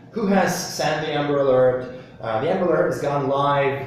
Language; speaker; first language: English; non-native, fluent; Ukrainian